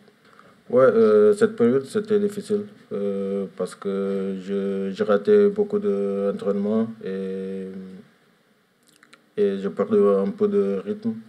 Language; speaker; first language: French; non-native, learner; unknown